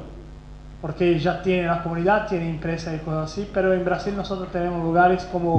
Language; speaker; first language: Spanish; non-native, fluent; Portuguese